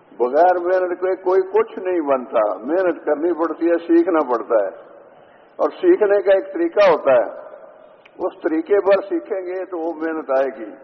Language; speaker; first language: Urdu; native; Urdu